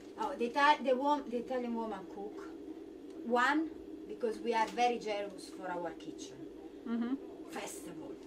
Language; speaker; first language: English; non-native, learner; Italian